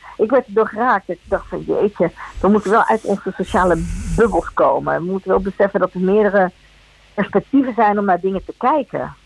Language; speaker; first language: Dutch; early bilingual, other home language; Spanish